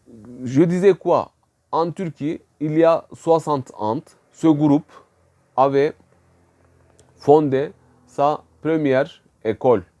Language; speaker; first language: French; non-native, fluent; Turkish